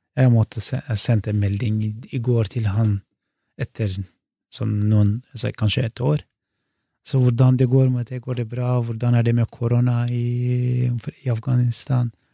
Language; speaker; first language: Norwegian; non-native, fluent; Kurdish